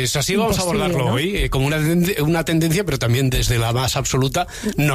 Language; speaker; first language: Spanish; native; Spanish